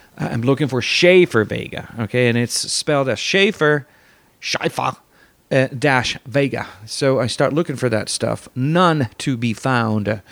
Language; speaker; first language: English; non-native, fluent; Italian